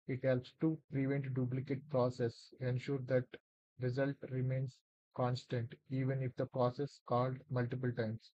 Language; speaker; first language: English; non-native, local second language; Telugu